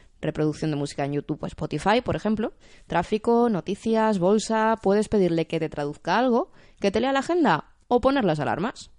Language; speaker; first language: Spanish; native; Spanish